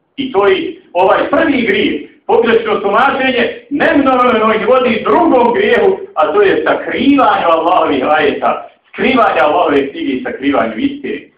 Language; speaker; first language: Bosnian; native; Bosnian